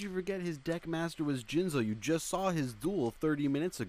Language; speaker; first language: English; native; English